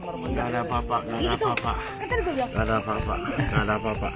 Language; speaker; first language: Indonesian; non-native, learner; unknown